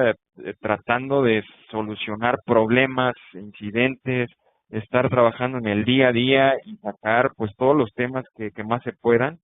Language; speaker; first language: Spanish; native; Spanish